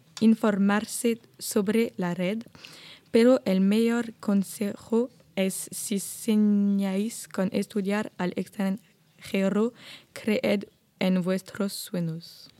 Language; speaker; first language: Spanish; non-native, learner; French